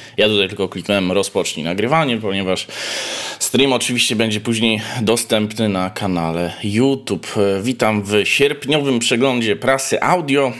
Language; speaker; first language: Polish; native; Polish